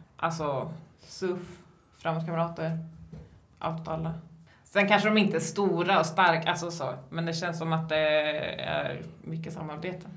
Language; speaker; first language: Swedish; native; Swedish